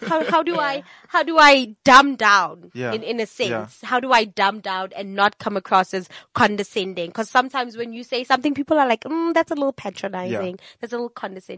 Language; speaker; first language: English; non-native, local second language; Tswana